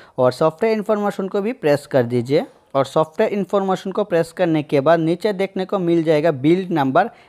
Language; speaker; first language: Hindi; non-native, local second language; Bangla